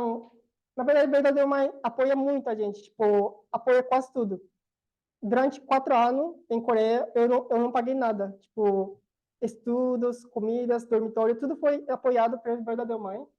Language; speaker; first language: Portuguese; non-native, learner; Korean